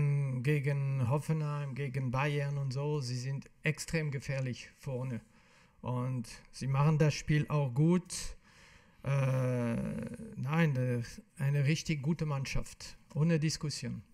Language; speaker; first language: German; non-native, fluent; French